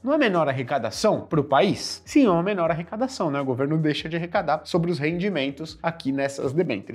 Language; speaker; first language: Portuguese; native; Portuguese